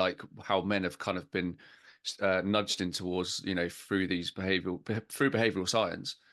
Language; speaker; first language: English; native; English